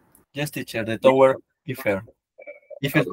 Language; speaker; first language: English; non-native, learner; Spanish